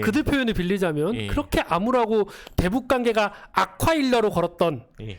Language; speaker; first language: Korean; native; Korean